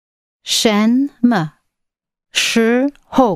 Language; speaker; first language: Chinese; non-native, learner; English